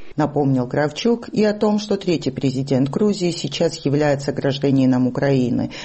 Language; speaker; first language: Russian; non-native, local second language; Georgian